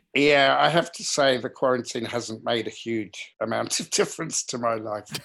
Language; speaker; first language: English; native; English